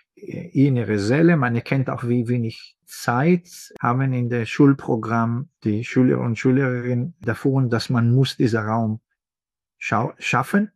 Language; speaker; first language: German; non-native, fluent; Hebrew